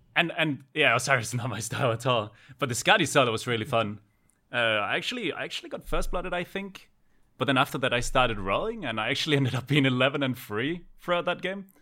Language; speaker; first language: English; non-native, fluent; Danish